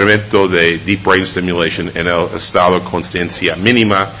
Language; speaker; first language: Spanish; non-native, fluent; English